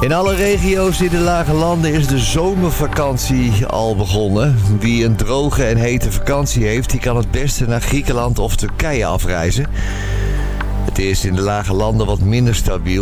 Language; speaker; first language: Dutch; native; Dutch